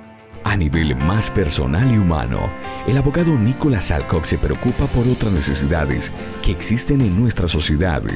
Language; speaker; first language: Spanish; native; Spanish